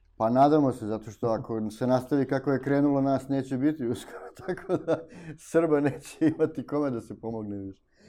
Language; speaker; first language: Serbian; native; Serbian